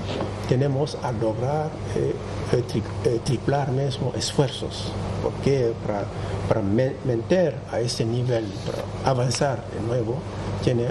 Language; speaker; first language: Spanish; non-native, fluent; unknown